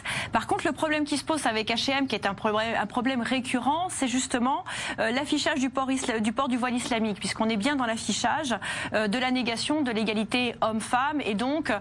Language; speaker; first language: French; native; French